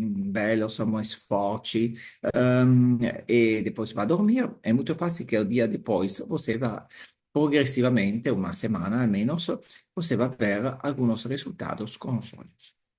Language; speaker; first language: Portuguese; non-native, learner; Italian